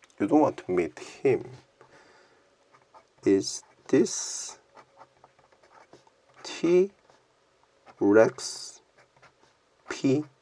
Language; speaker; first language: English; non-native, learner; Korean